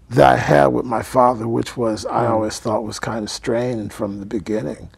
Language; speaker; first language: English; native; English